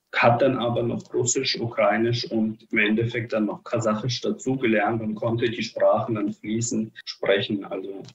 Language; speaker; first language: German; early bilingual, other home language; Russian